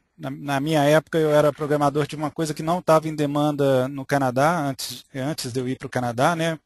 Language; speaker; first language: Portuguese; native; Portuguese